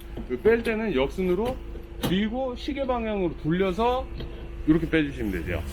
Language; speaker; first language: Korean; native; Korean